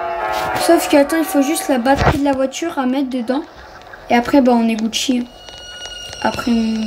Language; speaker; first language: French; native; French